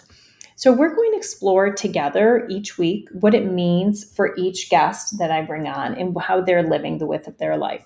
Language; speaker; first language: English; early bilingual, other home language; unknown